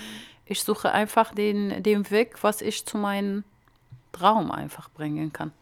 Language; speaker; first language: German; non-native, fluent; Arabic